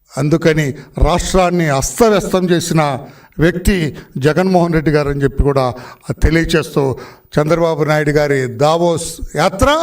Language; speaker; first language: Telugu; native; Telugu